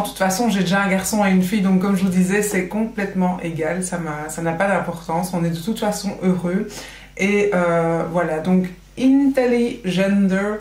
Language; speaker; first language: French; native; French